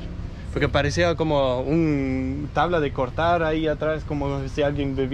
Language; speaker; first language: Spanish; non-native, fluent; Danish